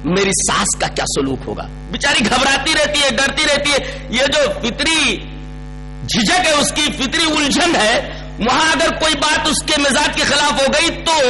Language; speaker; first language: Urdu; native; Urdu